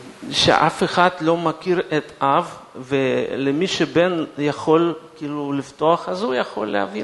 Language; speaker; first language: Hebrew; non-native, fluent; Russian